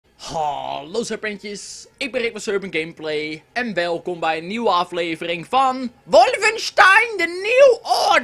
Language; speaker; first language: Dutch; native; Dutch